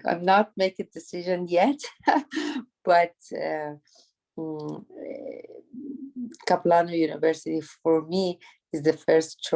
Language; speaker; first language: English; non-native, learner; Persian